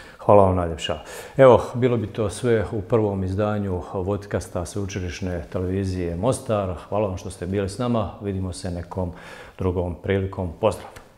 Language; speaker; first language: Croatian; native; Croatian